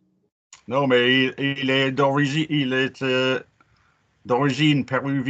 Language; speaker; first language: French; non-native, fluent; English